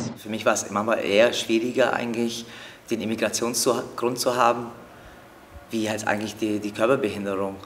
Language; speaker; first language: German; early bilingual, other home language; Turkish